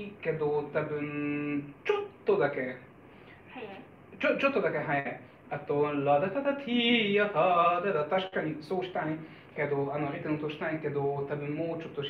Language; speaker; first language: Japanese; non-native, fluent; Hungarian